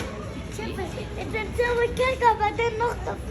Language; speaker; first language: Arabic; early bilingual, other home language; Urdu